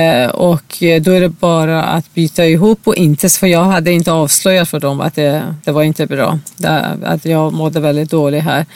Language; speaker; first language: Swedish; non-native, fluent; Persian